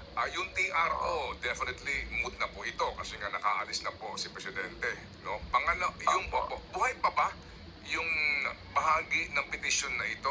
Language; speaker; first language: Filipino; native; Filipino